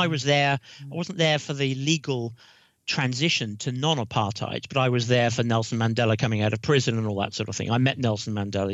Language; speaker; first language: English; native; English